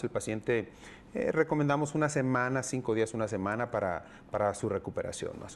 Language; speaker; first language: Spanish; native; Spanish